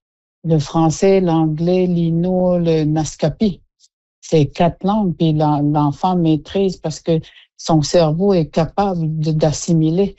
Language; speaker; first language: French; non-native, local second language; Innu-aimun